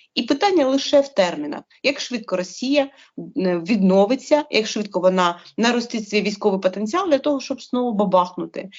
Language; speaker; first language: Ukrainian; native; Ukrainian